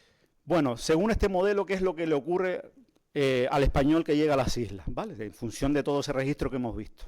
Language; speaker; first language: Spanish; native; Spanish